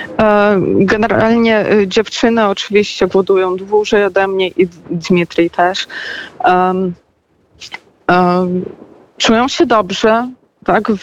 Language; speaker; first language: Polish; non-native, fluent; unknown